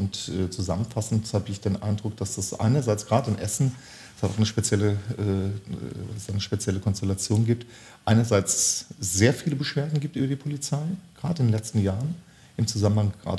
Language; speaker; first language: German; early bilingual, other home language; Turkish